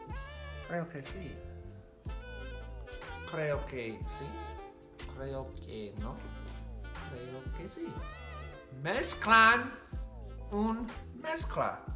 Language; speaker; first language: Spanish; non-native, learner; English